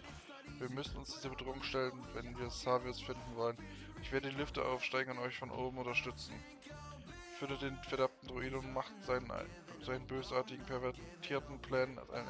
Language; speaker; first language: German; native; German